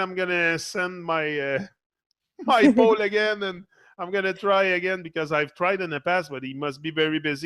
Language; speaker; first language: English; non-native, fluent; French